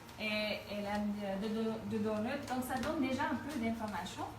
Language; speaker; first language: French; non-native, fluent; Dutch